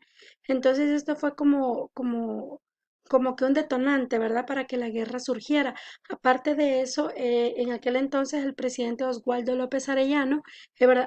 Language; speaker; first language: Spanish; native; Spanish